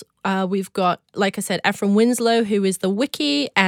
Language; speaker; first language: English; native; English